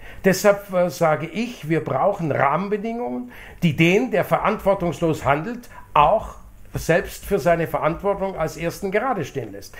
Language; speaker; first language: German; native; German